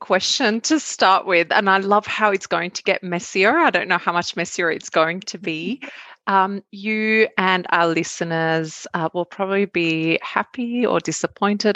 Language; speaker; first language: English; non-native, fluent; Arabic